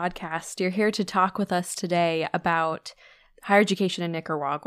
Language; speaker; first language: English; native; English